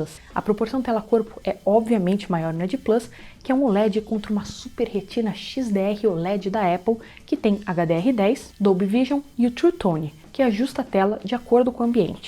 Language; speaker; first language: Portuguese; native; Portuguese